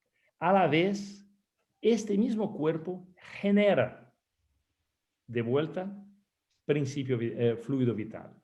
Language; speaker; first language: Spanish; non-native, fluent; Portuguese